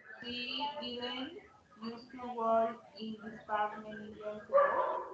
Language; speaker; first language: English; non-native, learner; Spanish